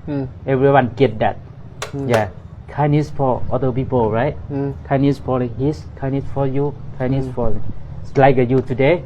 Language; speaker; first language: English; non-native, learner; Thai